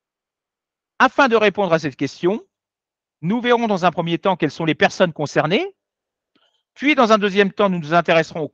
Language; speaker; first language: French; native; French